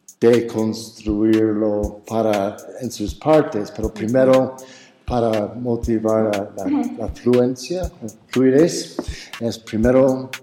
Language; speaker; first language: Spanish; non-native, fluent; English